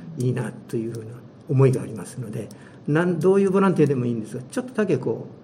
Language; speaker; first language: Japanese; native; Japanese